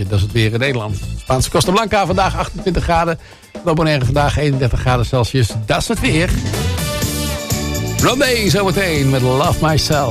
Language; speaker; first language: Dutch; native; Dutch